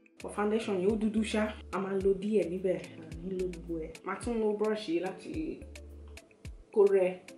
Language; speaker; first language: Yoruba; early bilingual, heritage; Yoruba